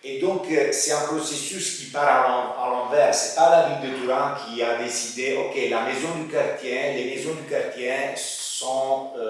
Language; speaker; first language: French; non-native, fluent; Italian